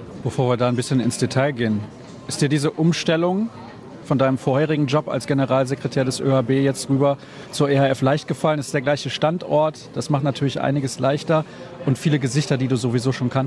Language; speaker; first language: German; native; German